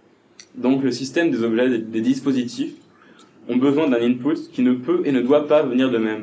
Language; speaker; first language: French; native; French